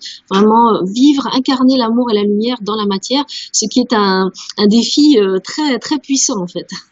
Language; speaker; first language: French; native; French